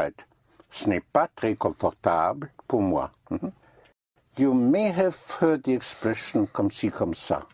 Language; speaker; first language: French; non-native, fluent; English